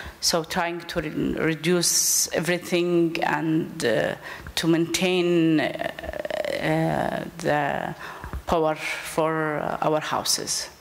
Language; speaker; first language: English; non-native, learner; Arabic